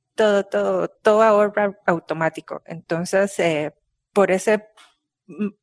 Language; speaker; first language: Spanish; native; Spanish